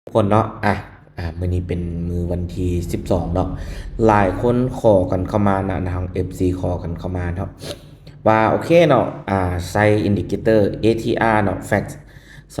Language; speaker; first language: Thai; non-native, local second language; Northeastern Thai